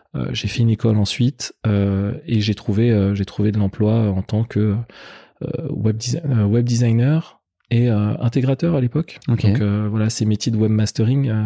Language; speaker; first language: French; native; French